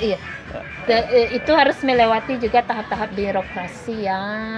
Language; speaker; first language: Indonesian; non-native, local second language; Minangkabau